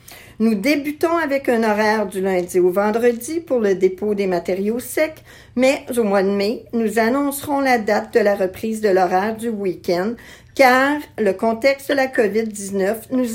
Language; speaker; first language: French; native; French